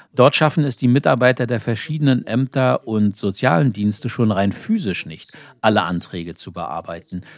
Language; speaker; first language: German; non-native, fluent; Ukrainian